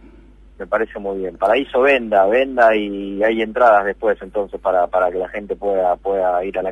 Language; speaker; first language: Spanish; native; Spanish